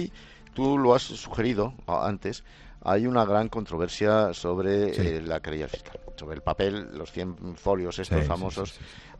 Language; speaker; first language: Spanish; native; Spanish